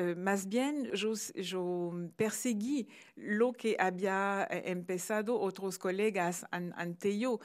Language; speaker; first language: Spanish; non-native, fluent; French